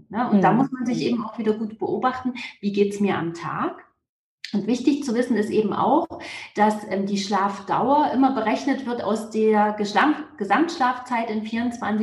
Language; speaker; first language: German; native; German